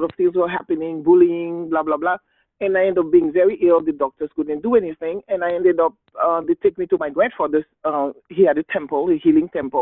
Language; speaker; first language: English; non-native, fluent; Haitian Creole